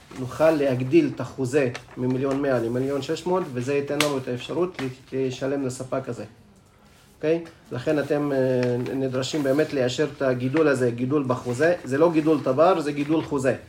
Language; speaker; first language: Hebrew; non-native, local second language; Arabic